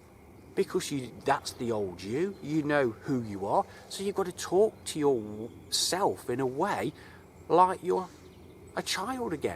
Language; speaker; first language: English; native; English